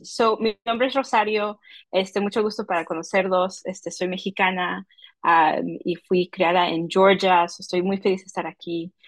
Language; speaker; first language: Spanish; early bilingual, heritage; Spanish